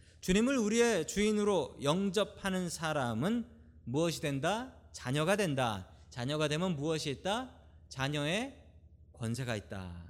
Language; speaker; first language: Korean; native; Korean